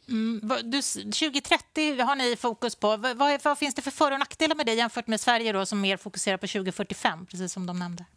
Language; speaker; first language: Swedish; native; Swedish